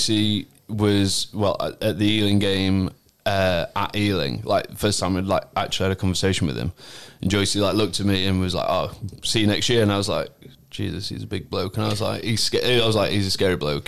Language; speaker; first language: English; native; English